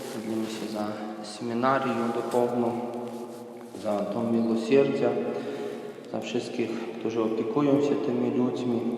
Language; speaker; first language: Polish; early bilingual, heritage; Polish